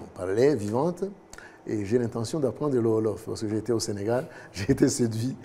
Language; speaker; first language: French; non-native, local second language; Kinyarwanda